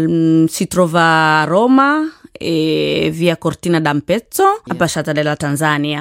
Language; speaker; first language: Italian; non-native, learner; Swahili